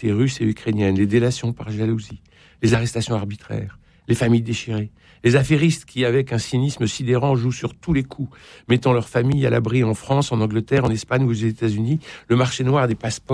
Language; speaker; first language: French; native; French